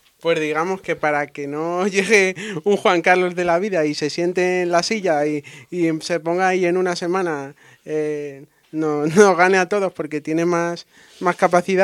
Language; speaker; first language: Spanish; native; Spanish